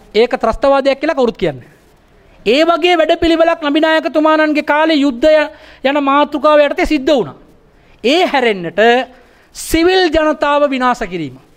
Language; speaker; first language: Sinhala; non-native, local second language; Tamil